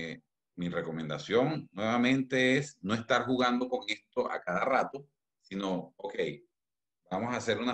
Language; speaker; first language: Spanish; native; Spanish